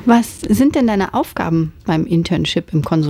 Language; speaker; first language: German; native; German